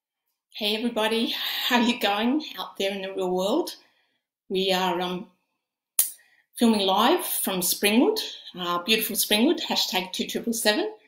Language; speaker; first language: English; native; English